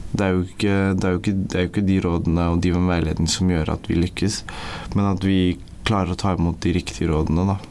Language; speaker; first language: Norwegian; early bilingual, other home language; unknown